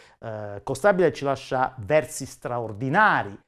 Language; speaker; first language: Italian; native; Italian